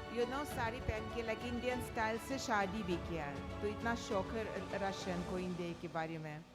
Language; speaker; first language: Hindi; non-native, fluent; Russian